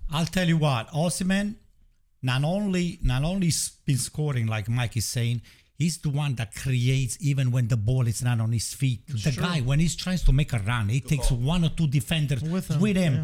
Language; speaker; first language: English; non-native, fluent; Italian